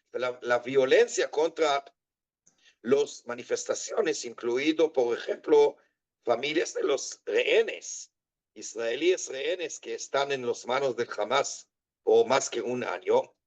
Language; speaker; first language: Spanish; non-native, fluent; Hebrew